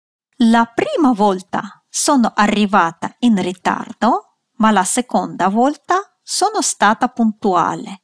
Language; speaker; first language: Italian; non-native, fluent; Russian